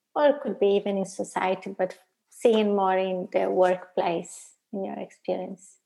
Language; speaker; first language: English; non-native, fluent; Portuguese